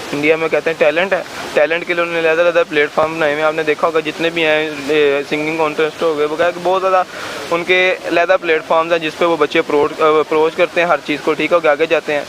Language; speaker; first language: Urdu; non-native, local second language; Punjabi